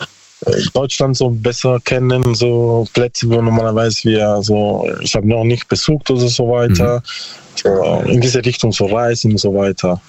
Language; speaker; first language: German; non-native, learner; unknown